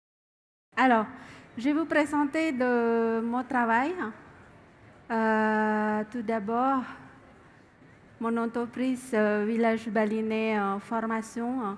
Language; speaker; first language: French; non-native, learner; Indonesian